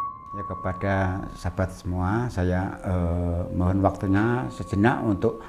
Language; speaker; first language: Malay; non-native, local second language; Javanese